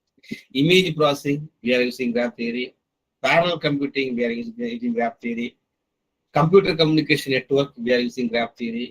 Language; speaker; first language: English; non-native, local second language; Tamil